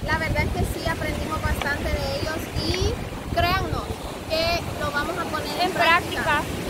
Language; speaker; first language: Spanish; native; Spanish